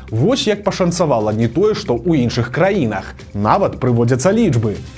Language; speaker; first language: Belarusian; native; Belarusian